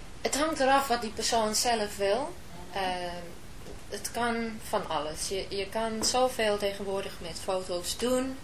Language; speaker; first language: Dutch; non-native, fluent; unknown